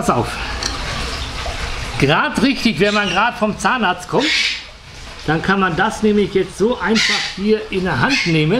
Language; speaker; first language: German; native; German